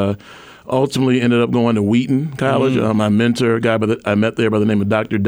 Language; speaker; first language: English; native; English